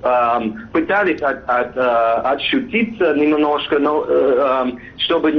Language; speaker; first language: Russian; non-native, fluent; English